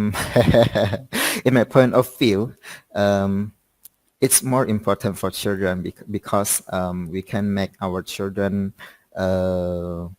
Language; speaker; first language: English; non-native, learner; Indonesian